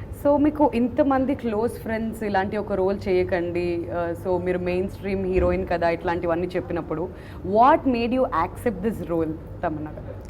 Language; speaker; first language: Telugu; native; Telugu